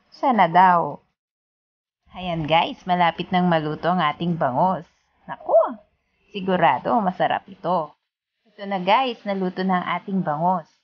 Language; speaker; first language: Filipino; non-native, local second language; Iloko